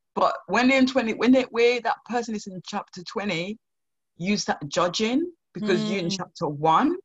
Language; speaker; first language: English; non-native, local second language; Krio